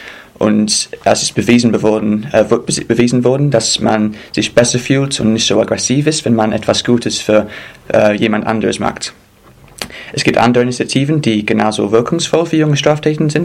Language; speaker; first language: German; non-native, fluent; English